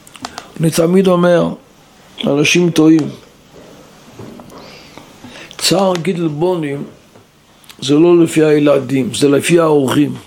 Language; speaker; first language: Hebrew; non-native, local second language; Yiddish